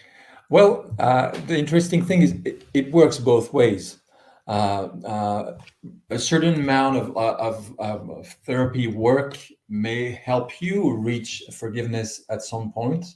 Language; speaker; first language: English; non-native, fluent; French